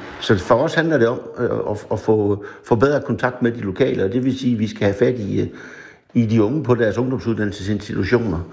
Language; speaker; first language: Danish; native; Danish